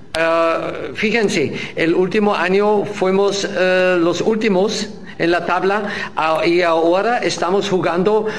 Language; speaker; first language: Spanish; non-native, fluent; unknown